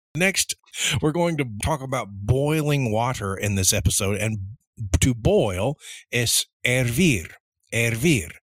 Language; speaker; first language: English; early bilingual, other home language; Spanish